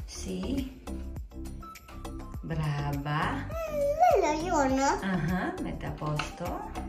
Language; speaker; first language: Italian; non-native, learner; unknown